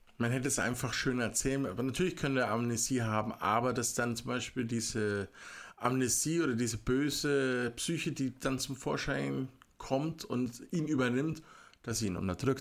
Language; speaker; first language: German; native; German